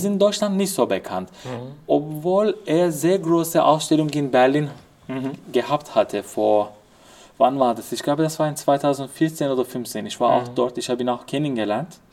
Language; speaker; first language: German; non-native, fluent; Turkish